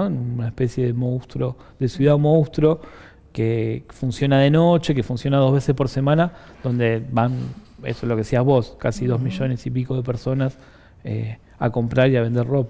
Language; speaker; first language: Spanish; native; Spanish